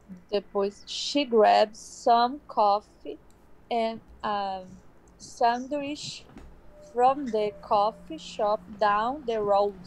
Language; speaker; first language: English; non-native, learner; Portuguese